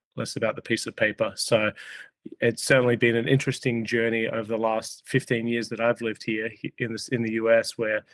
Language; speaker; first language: English; native; English